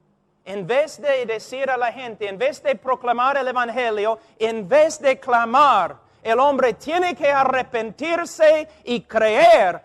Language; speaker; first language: Spanish; non-native, fluent; English